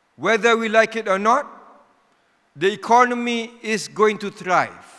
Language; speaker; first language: English; non-native, local second language; Malay